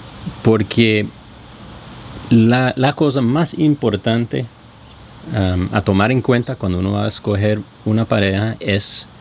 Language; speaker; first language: Spanish; non-native, fluent; English